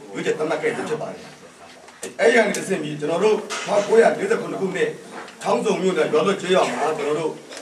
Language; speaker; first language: Burmese; non-native, local second language; Mon